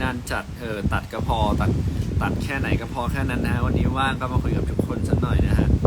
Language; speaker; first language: Thai; native; Thai